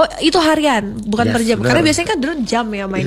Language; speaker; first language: Indonesian; native; Indonesian